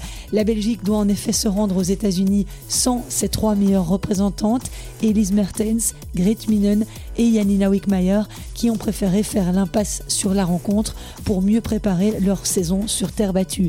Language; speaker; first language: French; native; French